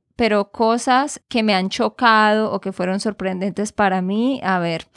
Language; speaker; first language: Spanish; native; Spanish